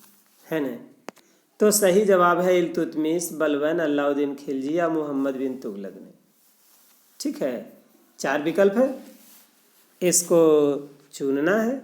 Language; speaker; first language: Hindi; non-native, local second language; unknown